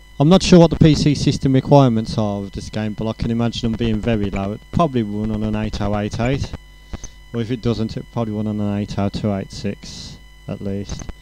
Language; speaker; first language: English; native; English